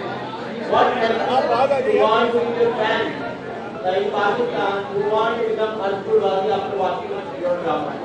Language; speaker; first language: English; non-native, local second language; Urdu